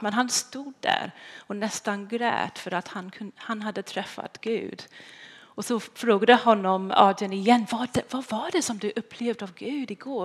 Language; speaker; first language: Swedish; non-native, fluent; English